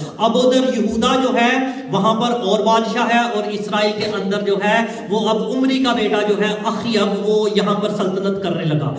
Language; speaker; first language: Urdu; non-native, local second language; Punjabi